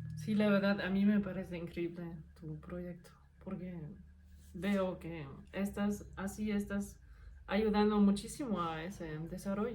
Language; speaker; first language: Spanish; non-native, fluent; German